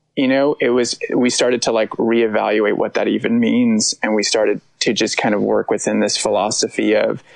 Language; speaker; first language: English; native; English